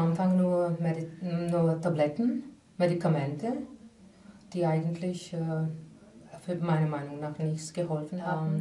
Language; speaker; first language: German; non-native, fluent; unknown